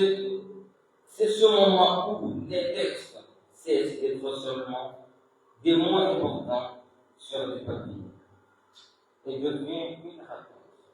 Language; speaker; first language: French; non-native, local second language; Comorian